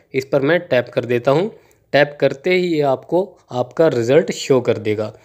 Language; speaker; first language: Hindi; non-native, local second language; Punjabi